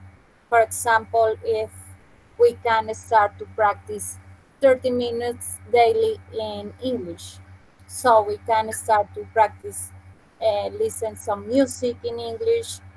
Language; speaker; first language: English; non-native, fluent; Spanish